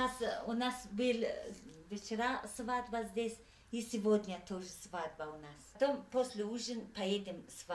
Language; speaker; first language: Russian; non-native, local second language; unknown